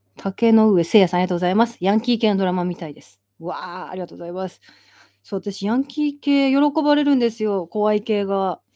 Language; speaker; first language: Japanese; native; Japanese